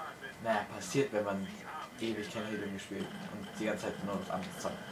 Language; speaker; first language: German; native; German